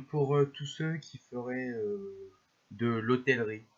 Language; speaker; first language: French; native; French